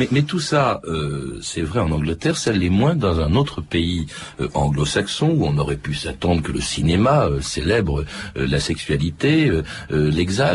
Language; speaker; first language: French; native; French